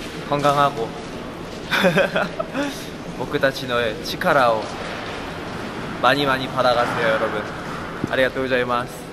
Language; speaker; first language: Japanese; non-native, learner; Korean